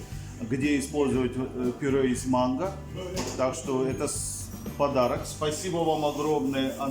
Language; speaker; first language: Russian; non-native, fluent; Hindi